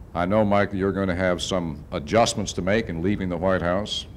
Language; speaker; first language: English; native; English